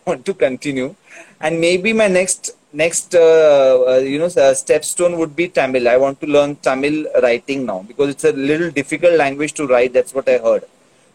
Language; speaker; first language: English; non-native, local second language; Tulu